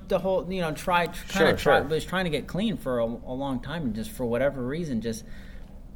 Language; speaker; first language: English; native; English